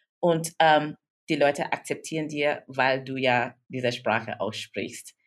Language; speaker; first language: German; non-native, fluent; Yoruba